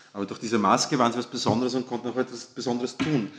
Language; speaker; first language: German; native; German